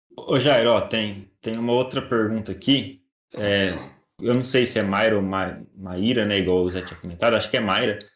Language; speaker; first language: Portuguese; native; Portuguese